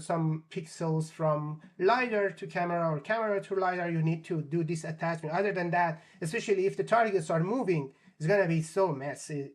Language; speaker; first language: English; non-native, fluent; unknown